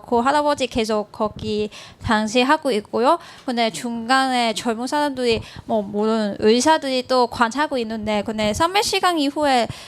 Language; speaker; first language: Korean; non-native, learner; Cantonese